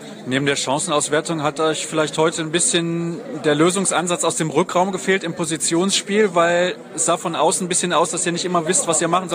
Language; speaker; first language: German; native; German